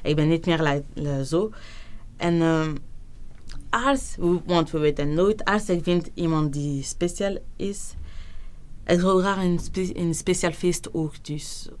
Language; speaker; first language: Dutch; non-native, local second language; French